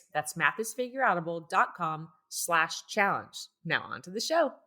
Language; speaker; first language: English; native; English